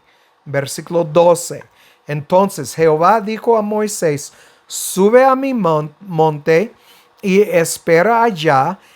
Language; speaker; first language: Spanish; non-native, fluent; English